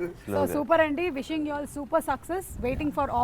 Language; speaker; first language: Telugu; native; Telugu